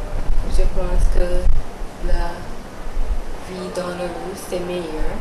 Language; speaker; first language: French; non-native, learner; English